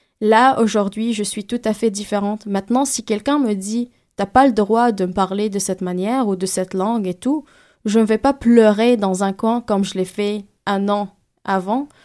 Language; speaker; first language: French; non-native, local second language; Arabic